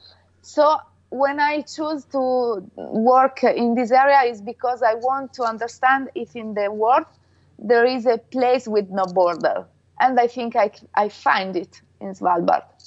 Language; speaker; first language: English; non-native, fluent; Italian